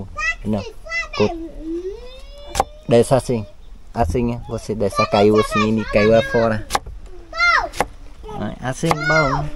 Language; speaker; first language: Portuguese; non-native, learner; Vietnamese